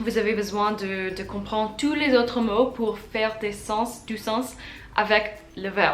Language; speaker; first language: French; non-native, learner; English